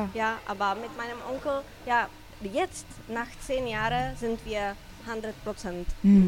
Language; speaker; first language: German; non-native, learner; Czech